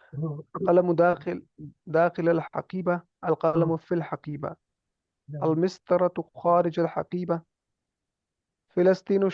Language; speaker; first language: Arabic; non-native, learner; Urdu